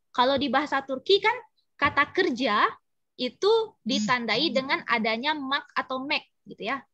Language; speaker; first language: Indonesian; native; Indonesian